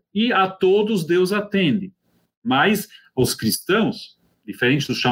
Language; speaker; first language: Portuguese; non-native, fluent; Swiss German